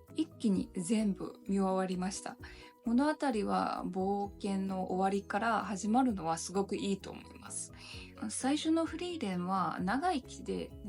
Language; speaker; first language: Japanese; non-native, learner; Chinese